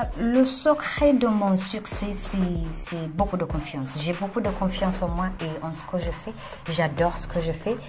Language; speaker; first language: French; non-native, fluent; Ganda